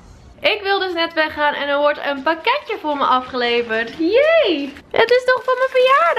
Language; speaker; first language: Dutch; native; Dutch